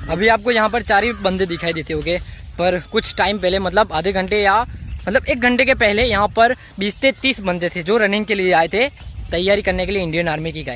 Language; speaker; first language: Hindi; non-native, local second language; Gujarati